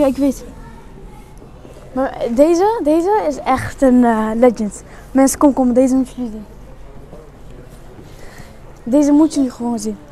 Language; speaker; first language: Dutch; early bilingual, other home language; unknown